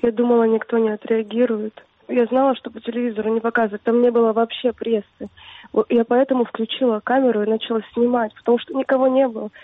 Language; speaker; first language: Russian; native; Russian